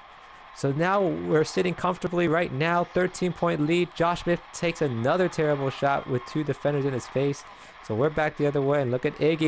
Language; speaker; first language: English; native; English